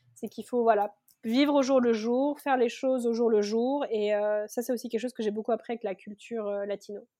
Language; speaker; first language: French; native; French